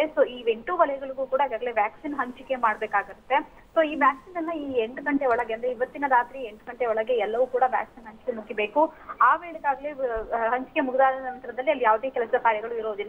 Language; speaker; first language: Kannada; native; Kannada